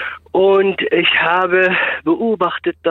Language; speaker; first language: German; non-native, fluent; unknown